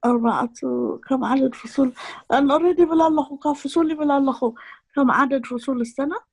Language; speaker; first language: Arabic; non-native, learner; Tigrinya